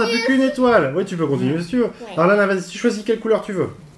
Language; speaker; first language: French; native; French